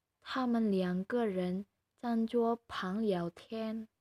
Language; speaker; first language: Chinese; non-native, learner; Indonesian